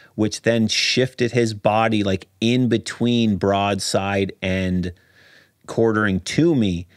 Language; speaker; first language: English; native; English